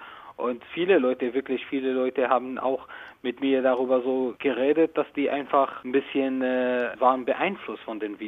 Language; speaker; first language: German; non-native, learner; Arabic